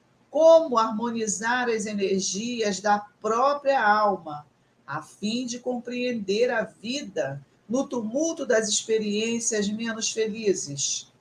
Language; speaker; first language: Portuguese; native; Portuguese